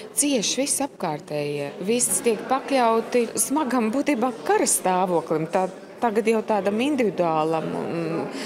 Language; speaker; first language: Latvian; native; Latvian